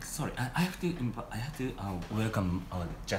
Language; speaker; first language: English; non-native, learner; Japanese